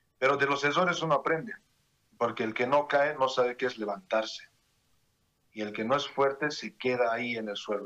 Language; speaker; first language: Spanish; native; Spanish